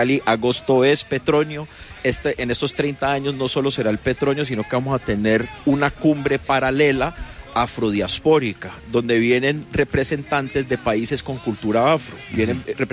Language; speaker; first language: Spanish; native; Spanish